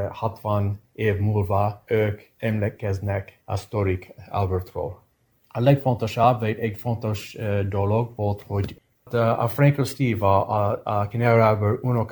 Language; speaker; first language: Hungarian; early bilingual, heritage; English